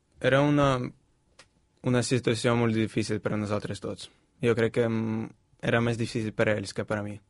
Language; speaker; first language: Catalan; non-native, fluent; Ukrainian